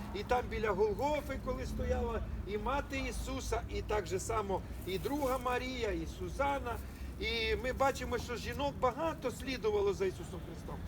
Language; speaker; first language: Ukrainian; non-native, local second language; Russian